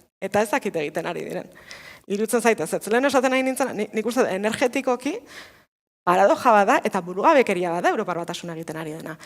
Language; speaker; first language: Basque; native; Basque